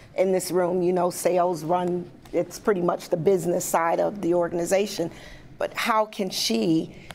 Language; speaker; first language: English; native; English